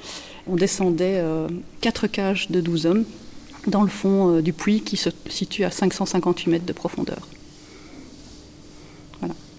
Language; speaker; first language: French; native; French